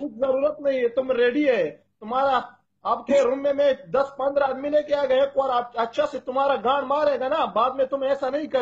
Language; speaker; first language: Hindi; non-native, learner; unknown